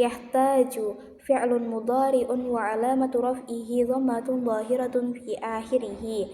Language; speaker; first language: Arabic; non-native, learner; Indonesian